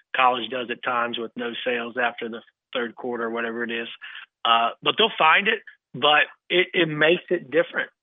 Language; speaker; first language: English; native; English